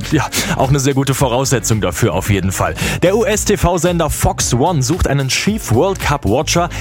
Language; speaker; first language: German; native; German